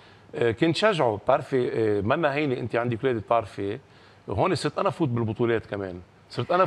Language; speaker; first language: Arabic; native; Arabic